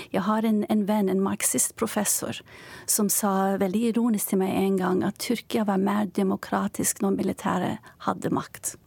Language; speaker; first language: Norwegian; non-native, fluent; Turkish